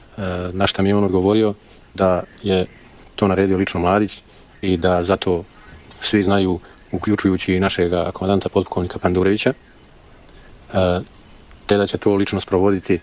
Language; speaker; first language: Bosnian; native; Bosnian